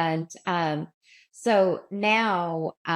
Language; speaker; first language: English; native; English